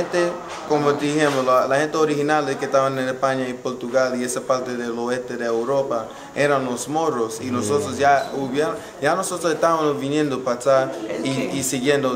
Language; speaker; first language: Spanish; non-native, learner; English